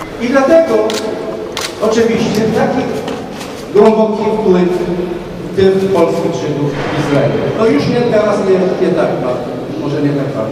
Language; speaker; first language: Polish; non-native, learner; Hebrew